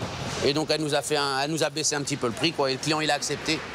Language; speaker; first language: French; native; French